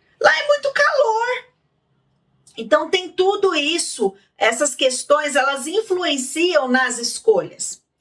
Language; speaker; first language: Portuguese; native; Portuguese